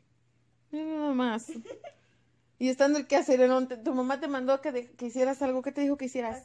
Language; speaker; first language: Spanish; native; Spanish